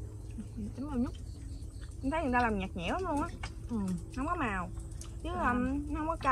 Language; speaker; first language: Vietnamese; native; Vietnamese